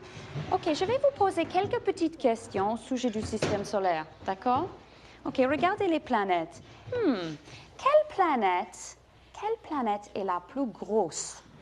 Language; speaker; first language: French; non-native, fluent; English